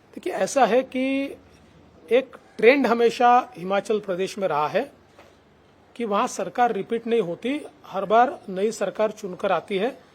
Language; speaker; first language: Hindi; non-native, local second language; Marathi